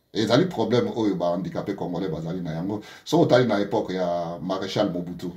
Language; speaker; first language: French; non-native, local second language; Lingala